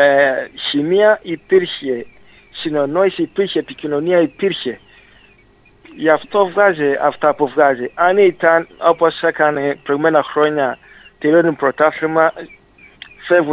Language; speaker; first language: Greek; non-native, fluent; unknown